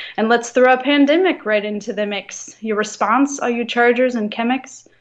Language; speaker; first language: English; native; English